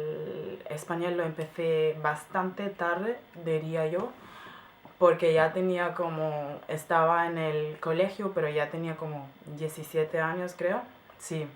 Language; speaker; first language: Spanish; non-native, fluent; German